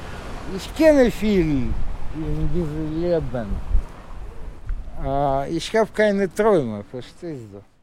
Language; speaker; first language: German; non-native, learner; Russian